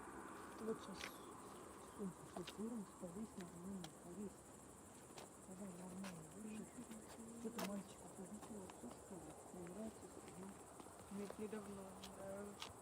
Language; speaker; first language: Russian; native; Russian